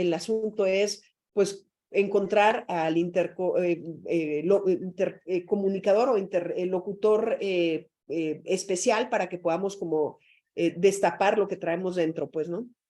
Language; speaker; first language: Spanish; native; Spanish